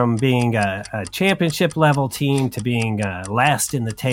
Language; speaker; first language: English; native; English